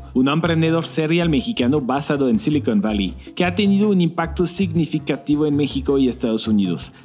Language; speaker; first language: Spanish; non-native, fluent; French